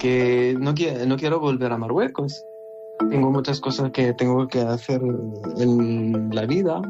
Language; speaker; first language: Spanish; non-native, learner; Arabic